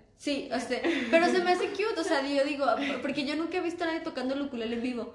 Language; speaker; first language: Spanish; native; Spanish